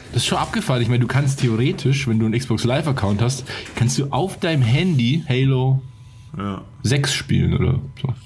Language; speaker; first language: German; early bilingual, other home language; Polish